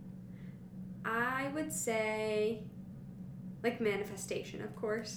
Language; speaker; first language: English; native; English